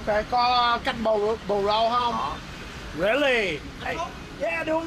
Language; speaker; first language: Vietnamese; non-native, learner; English